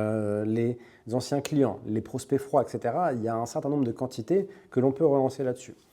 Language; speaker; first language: French; native; French